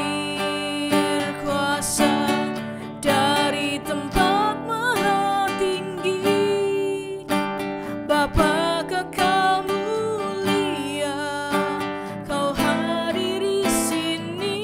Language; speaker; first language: Indonesian; native; Indonesian